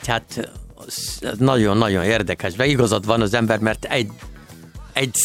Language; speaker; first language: Hungarian; non-native, learner; Arabic